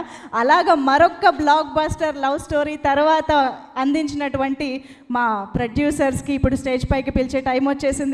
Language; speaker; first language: Telugu; native; Telugu